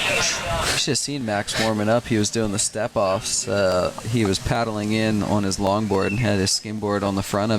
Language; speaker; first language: English; native; English